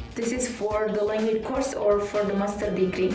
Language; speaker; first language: English; non-native, learner; Indonesian